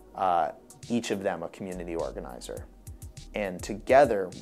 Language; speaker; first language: English; native; English